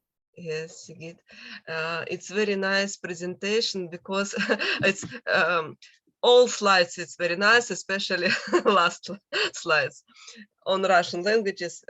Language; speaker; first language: English; non-native, learner; Russian